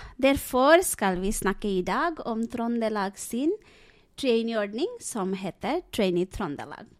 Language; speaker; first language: Norwegian; non-native, fluent; Bangla